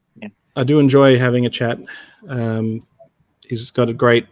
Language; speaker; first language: English; native; English